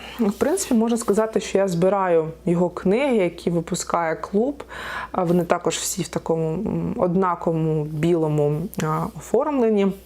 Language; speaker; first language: Ukrainian; non-native, local second language; Russian